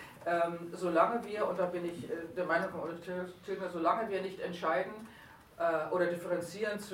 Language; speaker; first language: German; native; German